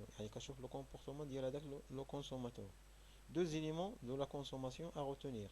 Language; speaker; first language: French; non-native, local second language; Arabic